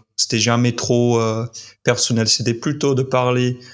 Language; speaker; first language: French; non-native, fluent; English